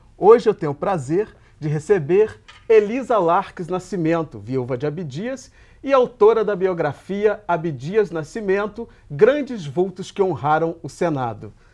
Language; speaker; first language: Portuguese; native; Portuguese